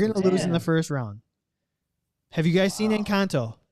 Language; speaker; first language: English; native; English